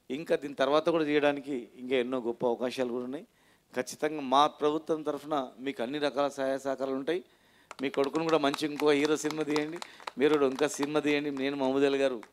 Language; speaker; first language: Telugu; native; Telugu